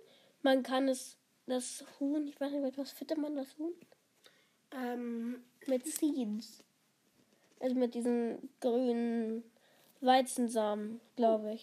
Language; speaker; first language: German; native; German